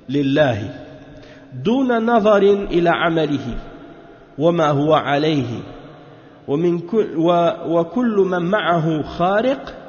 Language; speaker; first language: Arabic; non-native, fluent; French